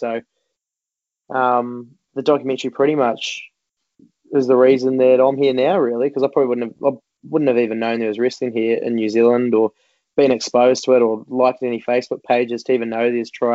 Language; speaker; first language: English; native; English